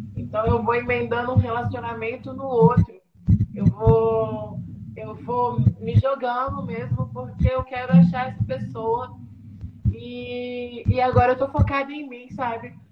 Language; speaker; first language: Portuguese; native; Portuguese